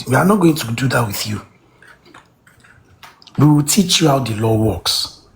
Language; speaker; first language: English; non-native, local second language; Yoruba